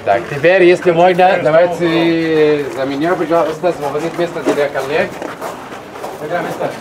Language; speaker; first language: Russian; non-native, fluent; Arabic